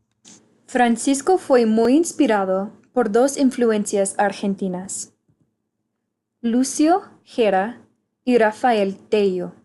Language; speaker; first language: Spanish; non-native, learner; English